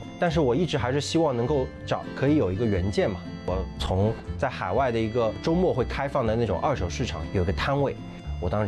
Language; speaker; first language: Chinese; native; Chinese